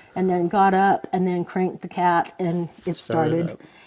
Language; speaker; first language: English; native; English